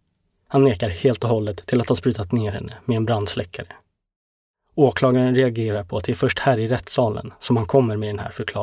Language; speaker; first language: Swedish; native; Swedish